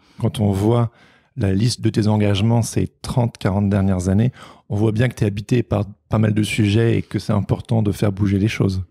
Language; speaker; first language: French; native; French